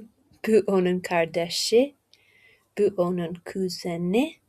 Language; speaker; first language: Turkish; non-native, learner; English